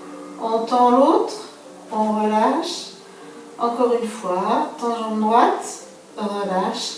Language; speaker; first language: French; native; French